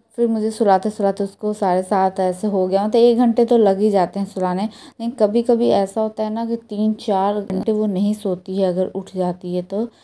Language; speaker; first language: Hindi; native; Hindi